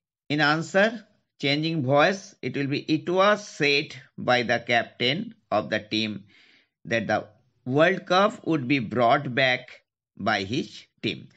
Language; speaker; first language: English; non-native, local second language; Bangla